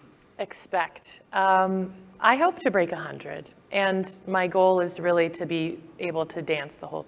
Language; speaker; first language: English; native; English